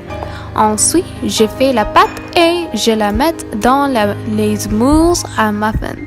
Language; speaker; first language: French; non-native, learner; English